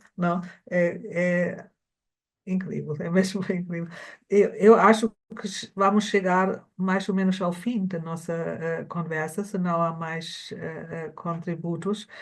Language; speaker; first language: Portuguese; non-native, fluent; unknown